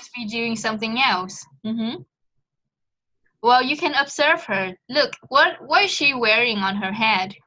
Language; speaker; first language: English; non-native, fluent; Vietnamese